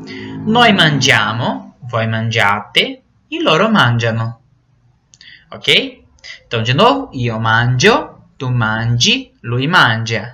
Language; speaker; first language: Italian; non-native, fluent; Portuguese